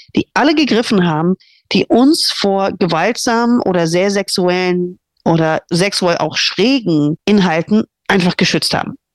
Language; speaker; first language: German; non-native, fluent; English